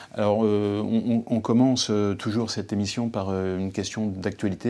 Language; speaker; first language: French; native; French